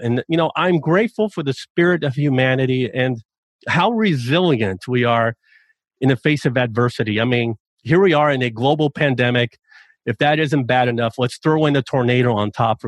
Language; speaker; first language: English; native; English